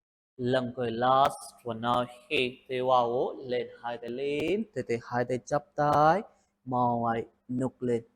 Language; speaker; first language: Vietnamese; non-native, learner; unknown